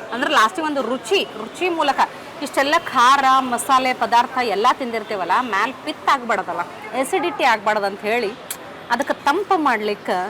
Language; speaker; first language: Kannada; native; Kannada